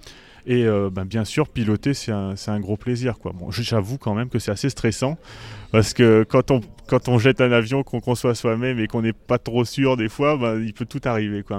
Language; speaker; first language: French; native; French